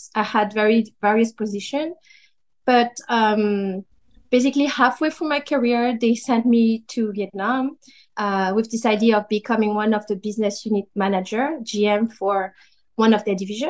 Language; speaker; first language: English; non-native, fluent; French